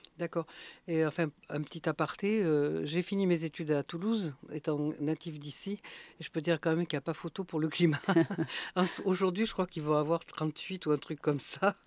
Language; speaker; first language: French; native; French